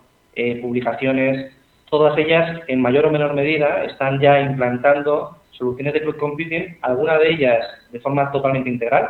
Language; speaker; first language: Spanish; native; Spanish